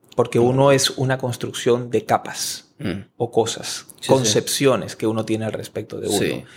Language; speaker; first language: Spanish; native; Spanish